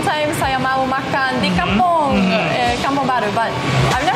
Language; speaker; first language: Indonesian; non-native, learner; English